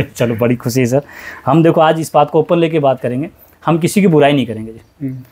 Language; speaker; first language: Hindi; native; Hindi